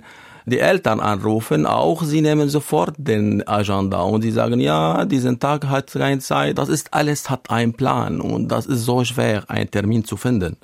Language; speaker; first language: German; non-native, learner; Arabic